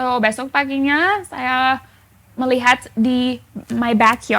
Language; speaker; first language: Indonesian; non-native, fluent; English